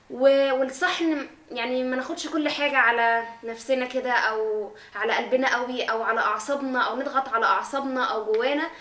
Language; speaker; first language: Arabic; native; Arabic